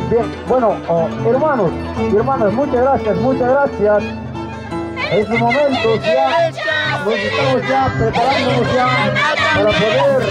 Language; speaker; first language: Spanish; native; Spanish